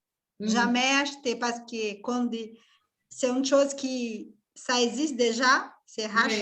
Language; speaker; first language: French; non-native, fluent; Portuguese